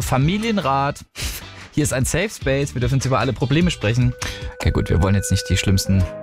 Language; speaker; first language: German; native; German